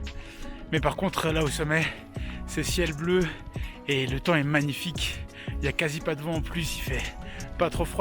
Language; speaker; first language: French; native; French